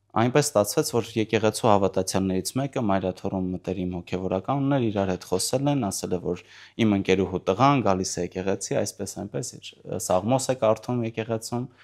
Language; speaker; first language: Armenian; early bilingual, heritage; Armenian